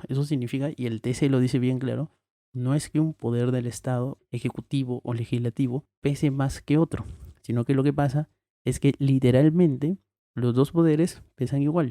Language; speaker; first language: Spanish; native; Spanish